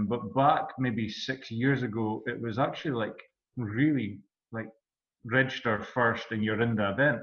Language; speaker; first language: English; native; English